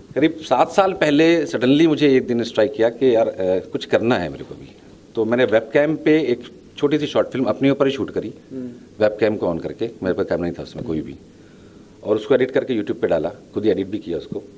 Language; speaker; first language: Hindi; native; Hindi